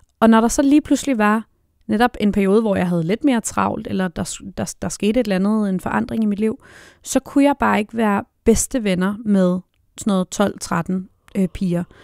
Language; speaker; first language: Danish; native; Danish